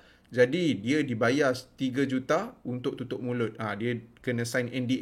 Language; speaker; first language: Malay; native; Malay